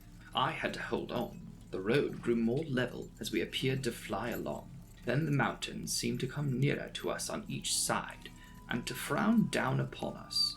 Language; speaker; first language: English; native; English